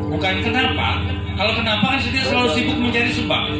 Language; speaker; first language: Indonesian; native; Indonesian